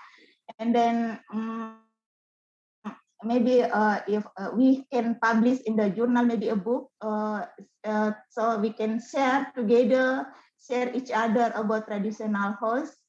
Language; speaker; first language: English; non-native, learner; Indonesian